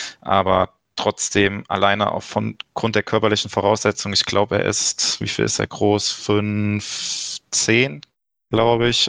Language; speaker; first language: German; native; German